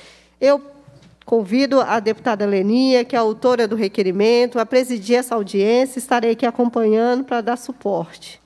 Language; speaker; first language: Portuguese; native; Portuguese